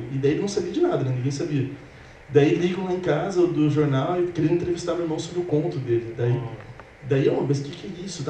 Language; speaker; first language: Portuguese; native; Portuguese